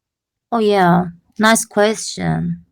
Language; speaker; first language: English; non-native, learner; Turkish